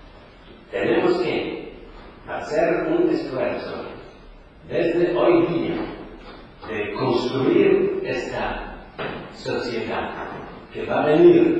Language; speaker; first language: Spanish; non-native, fluent; Polish